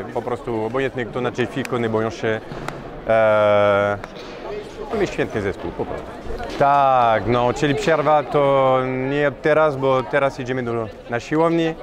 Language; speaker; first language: Polish; non-native, fluent; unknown